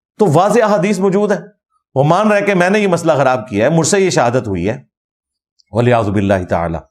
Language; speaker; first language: Urdu; non-native, local second language; Punjabi